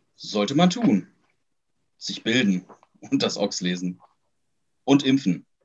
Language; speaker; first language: German; native; German